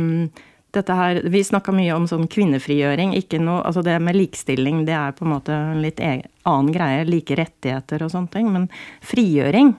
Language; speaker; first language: Norwegian; native; Norwegian